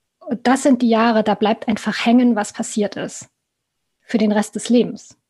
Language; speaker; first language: German; native; German